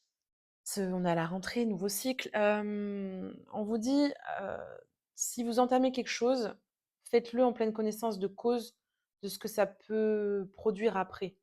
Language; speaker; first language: French; native; French